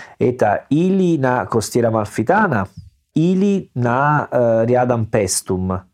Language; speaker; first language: Russian; non-native, learner; Italian